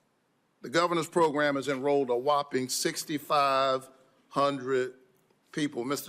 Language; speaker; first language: English; native; English